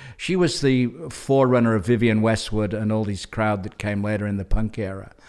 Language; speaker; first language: English; native; English